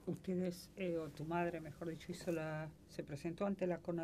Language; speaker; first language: Spanish; native; Spanish